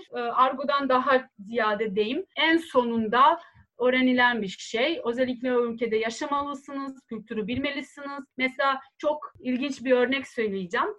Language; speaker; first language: Turkish; non-native, fluent; Serbian